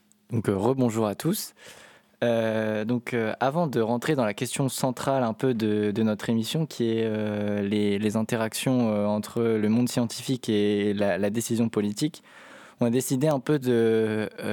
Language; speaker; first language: French; native; French